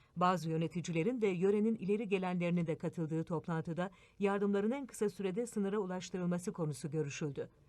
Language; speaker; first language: Turkish; native; Turkish